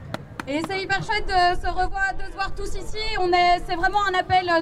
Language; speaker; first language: French; native; French